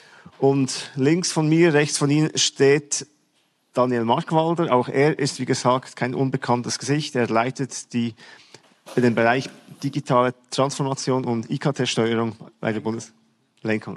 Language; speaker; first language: German; native; German